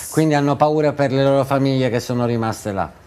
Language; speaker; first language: Italian; native; Italian